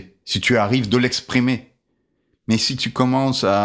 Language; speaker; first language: French; non-native, fluent; Russian